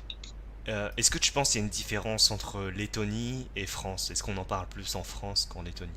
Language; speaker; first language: French; native; French